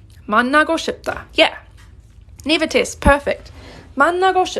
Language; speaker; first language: Korean; non-native, fluent; English